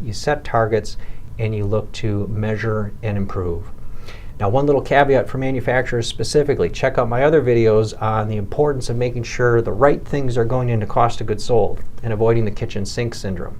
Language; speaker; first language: English; native; English